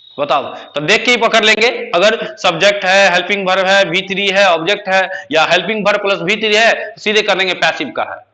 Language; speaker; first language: Hindi; native; Hindi